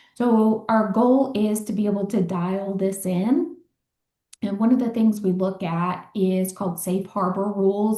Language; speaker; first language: English; native; English